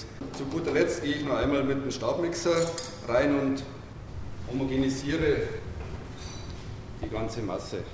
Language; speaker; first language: German; native; German